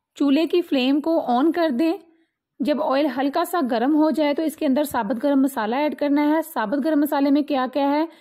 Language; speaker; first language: Hindi; native; Hindi